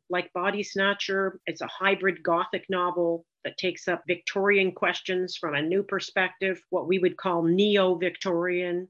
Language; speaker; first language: English; native; English